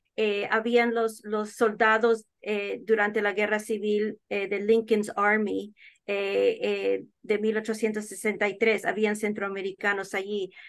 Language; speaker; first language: Spanish; early bilingual, heritage; Spanish